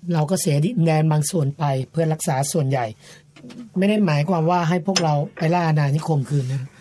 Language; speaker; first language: Thai; native; Thai